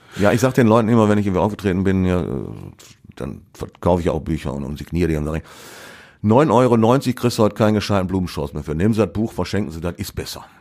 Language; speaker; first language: German; native; German